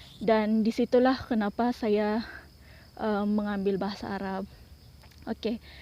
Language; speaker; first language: Malay; non-native, local second language; Central Dusun